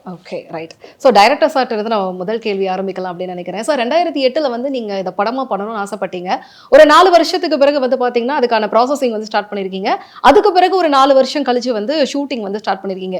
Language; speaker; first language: Tamil; native; Tamil